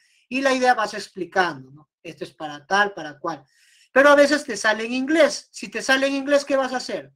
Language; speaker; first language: Spanish; native; Spanish